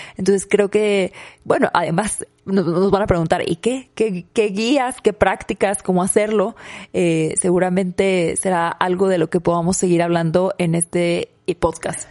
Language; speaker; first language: Spanish; native; Spanish